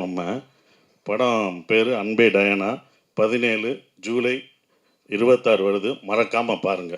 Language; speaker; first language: Tamil; native; Tamil